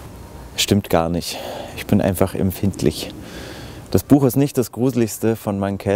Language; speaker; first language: German; native; German